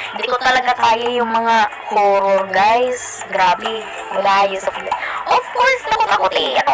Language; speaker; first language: Filipino; non-native, local second language; Cebuano